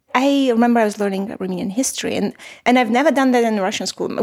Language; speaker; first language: English; non-native, fluent; Armenian